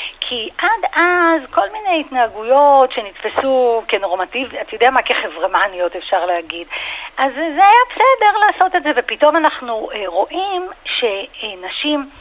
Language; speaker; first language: Hebrew; early bilingual, other home language; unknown